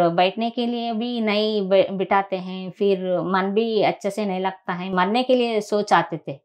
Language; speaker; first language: Hindi; non-native, local second language; Telugu